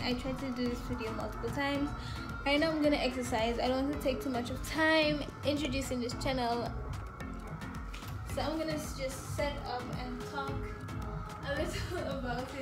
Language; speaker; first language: English; native; English